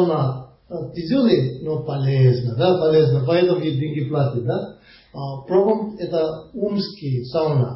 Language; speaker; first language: Russian; non-native, learner; Tibetan